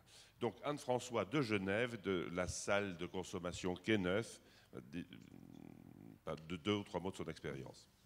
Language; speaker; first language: French; native; French